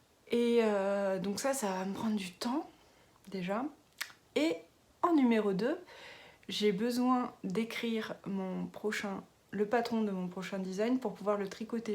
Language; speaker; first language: French; native; French